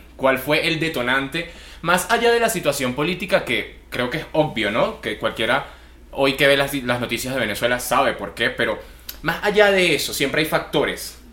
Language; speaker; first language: Spanish; native; Spanish